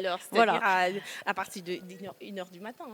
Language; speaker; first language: French; non-native, local second language; Lingala